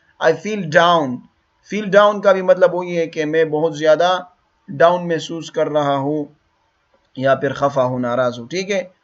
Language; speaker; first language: Urdu; non-native, local second language; Pashto